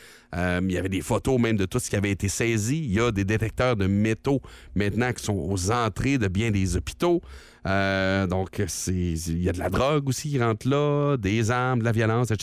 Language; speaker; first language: French; native; French